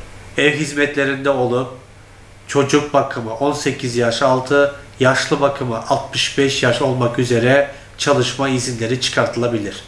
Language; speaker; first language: Turkish; non-native, fluent; Turkmen